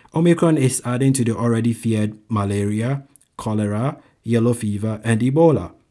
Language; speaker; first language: English; non-native, local second language; Akan